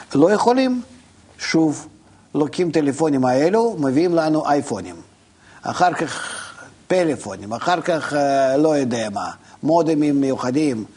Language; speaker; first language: Hebrew; non-native, fluent; Russian